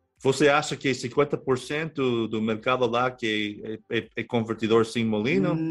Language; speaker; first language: Portuguese; non-native, fluent; Spanish